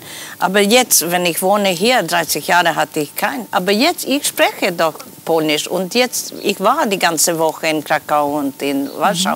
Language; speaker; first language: German; non-native, learner; Polish